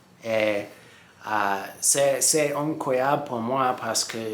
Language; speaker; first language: French; non-native, learner; English